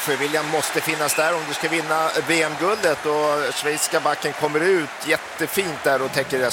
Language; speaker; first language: Swedish; native; Swedish